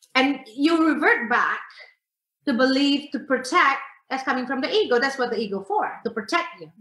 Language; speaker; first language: English; non-native, fluent; Indonesian